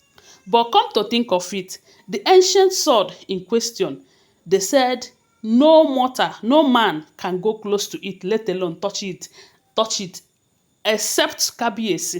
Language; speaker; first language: English; non-native, local second language; Yoruba